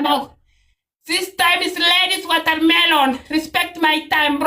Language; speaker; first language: English; non-native, learner; Oromo